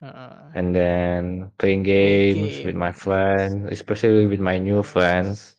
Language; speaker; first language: English; non-native, fluent; Indonesian